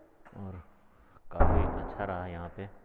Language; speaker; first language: Hindi; native; Hindi